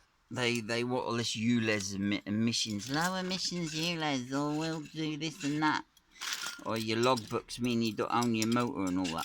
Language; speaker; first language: English; native; English